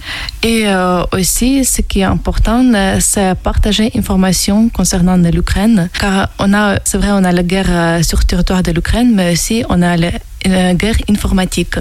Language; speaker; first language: French; non-native, fluent; Ukrainian